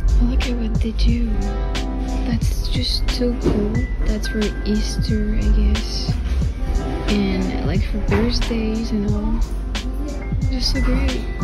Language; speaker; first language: English; non-native, fluent; French